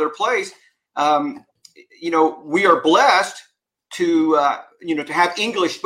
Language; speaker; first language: English; native; English